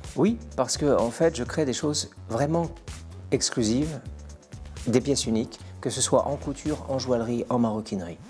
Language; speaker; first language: French; native; French